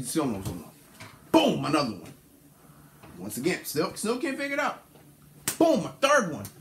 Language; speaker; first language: English; native; English